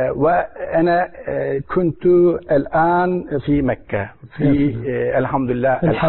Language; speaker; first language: Arabic; non-native, learner; Turkish